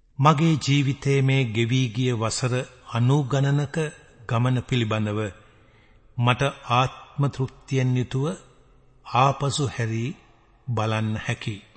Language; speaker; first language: Sinhala; native; Sinhala